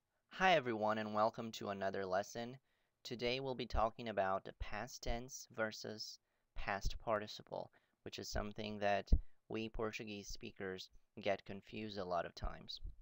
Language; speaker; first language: English; non-native, fluent; Portuguese